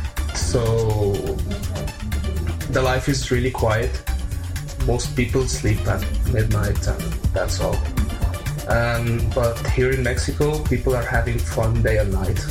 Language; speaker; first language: English; non-native, fluent; Arabic